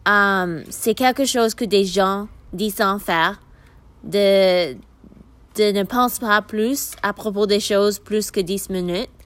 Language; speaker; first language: French; non-native, learner; English